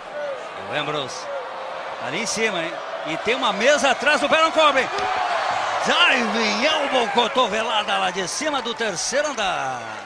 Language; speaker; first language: Portuguese; native; Portuguese